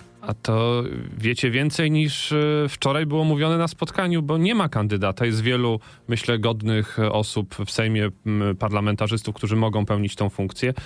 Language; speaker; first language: Polish; native; Polish